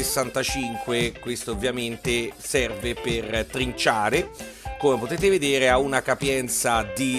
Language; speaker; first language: Italian; native; Italian